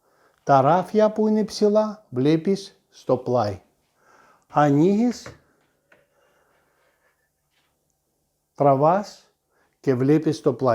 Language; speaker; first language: Greek; non-native, fluent; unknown